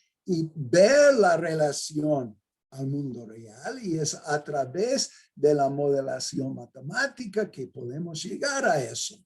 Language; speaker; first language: Spanish; non-native, fluent; English